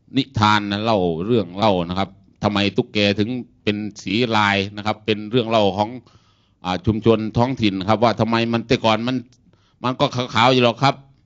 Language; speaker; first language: Thai; non-native, local second language; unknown